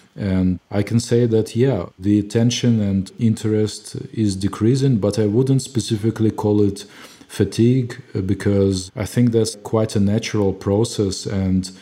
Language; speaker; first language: English; non-native, fluent; Ukrainian